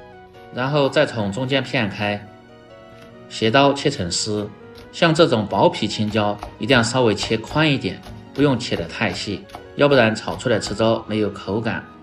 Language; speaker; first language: Chinese; native; Chinese